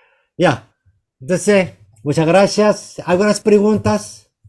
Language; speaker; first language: Spanish; non-native, learner; Korean